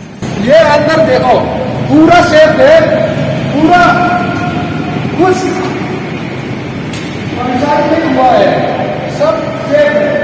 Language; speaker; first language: Hindi; non-native, local second language; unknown